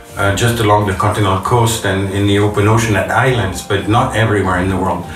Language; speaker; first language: English; non-native, fluent; French